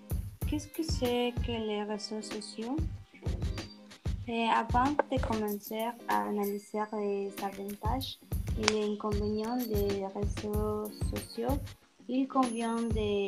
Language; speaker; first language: French; non-native, learner; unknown